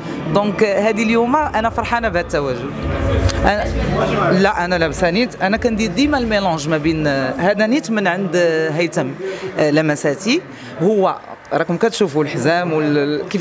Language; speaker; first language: Arabic; native; Arabic